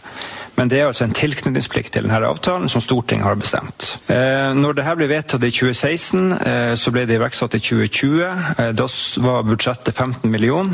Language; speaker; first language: Norwegian; native; Norwegian